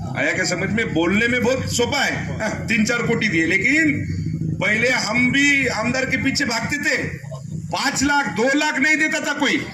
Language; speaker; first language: Hindi; non-native, local second language; Marathi